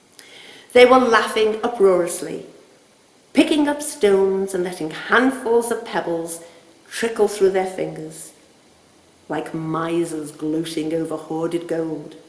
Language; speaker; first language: English; native; English